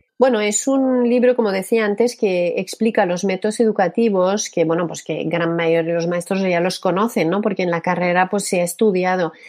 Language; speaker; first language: Spanish; non-native, fluent; French